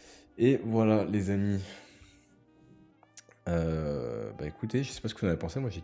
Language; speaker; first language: French; native; French